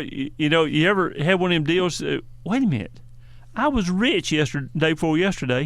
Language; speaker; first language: English; native; English